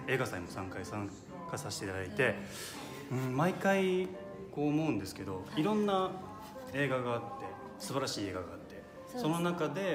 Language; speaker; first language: Japanese; native; Japanese